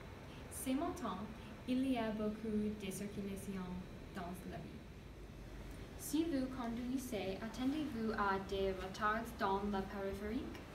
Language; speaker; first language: French; non-native, learner; English